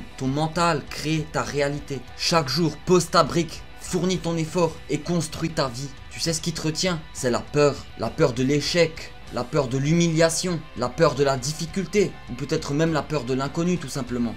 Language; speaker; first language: French; native; French